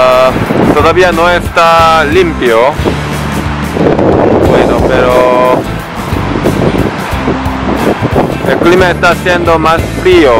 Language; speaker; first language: Spanish; non-native, learner; Korean